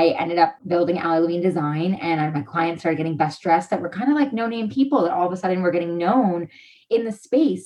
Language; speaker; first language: English; native; English